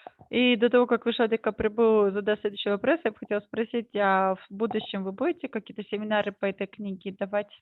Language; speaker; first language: Russian; native; Russian